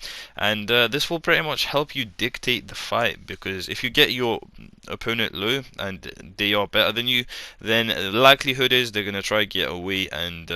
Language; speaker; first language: English; native; English